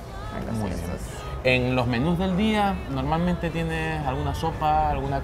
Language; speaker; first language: Spanish; native; Spanish